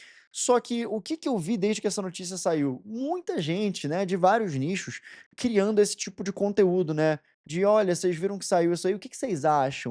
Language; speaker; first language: Portuguese; native; Portuguese